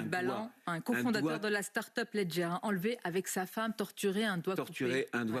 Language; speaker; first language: French; native; French